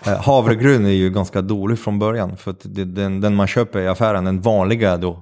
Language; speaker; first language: Swedish; non-native, fluent; French